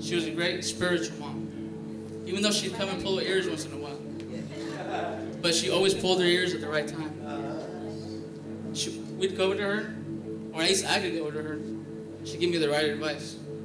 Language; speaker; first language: English; early bilingual, other home language; Spanish